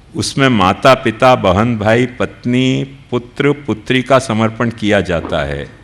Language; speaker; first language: Hindi; non-native, local second language; Gujarati